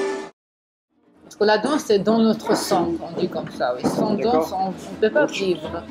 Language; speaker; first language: French; non-native, fluent; Georgian